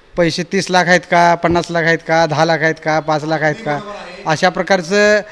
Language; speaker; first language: Marathi; native; Marathi